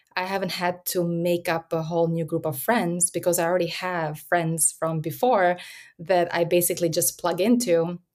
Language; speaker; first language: English; early bilingual, other home language; Albanian